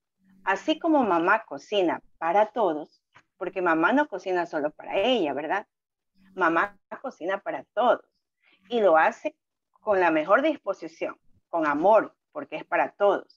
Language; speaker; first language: Spanish; native; Spanish